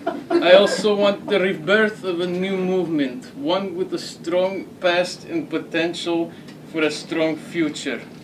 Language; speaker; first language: English; native; English